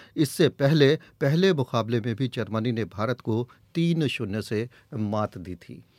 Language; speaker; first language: Hindi; native; Hindi